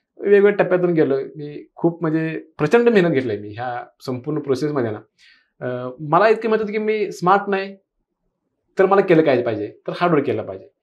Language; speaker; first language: Marathi; non-native, local second language; Kannada